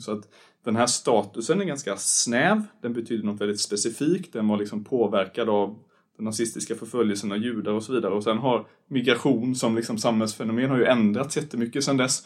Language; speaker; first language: Swedish; native; Swedish